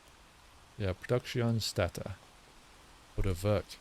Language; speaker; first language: German; non-native, learner; English